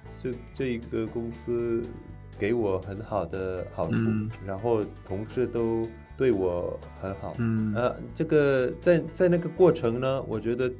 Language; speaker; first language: Chinese; non-native, fluent; French